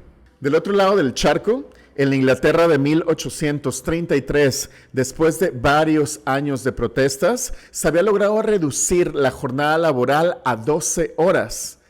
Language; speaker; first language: Spanish; native; Spanish